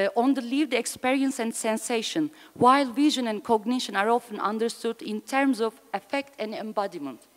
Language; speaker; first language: English; non-native, fluent; Turkish